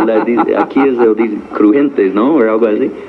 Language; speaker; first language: Spanish; non-native, fluent; English